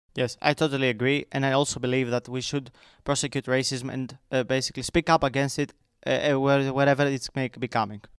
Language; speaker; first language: English; non-native, fluent; Greek